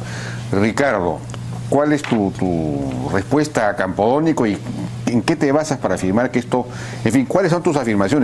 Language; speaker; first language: Spanish; native; Spanish